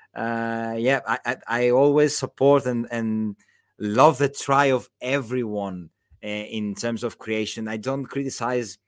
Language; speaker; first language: English; non-native, fluent; Greek